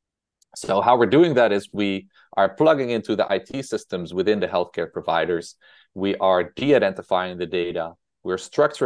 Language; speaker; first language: English; non-native, fluent; Dutch